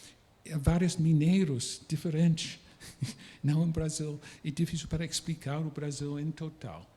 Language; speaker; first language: Portuguese; non-native, fluent; English